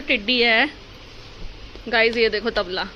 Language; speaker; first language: Hindi; native; Hindi